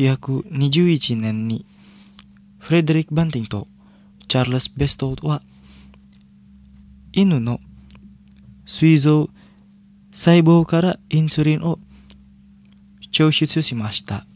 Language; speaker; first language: Japanese; non-native, fluent; Indonesian